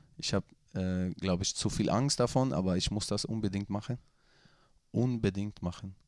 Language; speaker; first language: German; non-native, fluent; Swedish